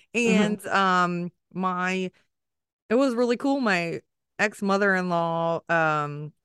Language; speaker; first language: English; native; English